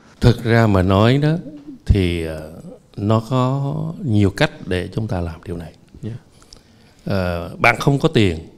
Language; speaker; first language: Vietnamese; native; Vietnamese